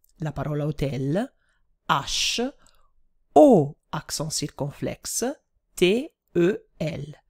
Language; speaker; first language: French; non-native, fluent; Italian